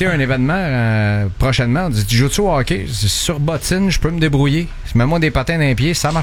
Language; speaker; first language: French; native; French